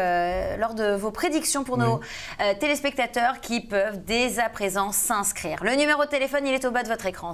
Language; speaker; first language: French; native; French